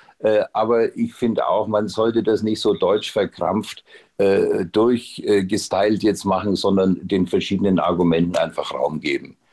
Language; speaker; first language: German; native; German